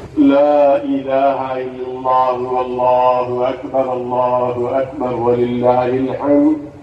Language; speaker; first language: Arabic; non-native, fluent; Urdu